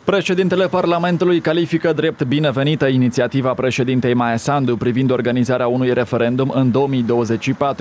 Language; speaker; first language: Romanian; native; Romanian